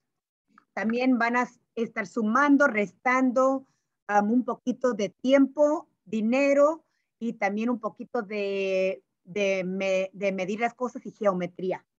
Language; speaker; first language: Spanish; early bilingual, heritage; Spanish